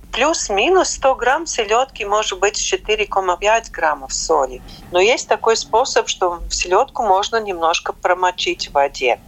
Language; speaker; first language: Russian; non-native, local second language; Latvian